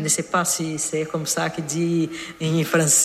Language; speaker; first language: French; non-native, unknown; Portuguese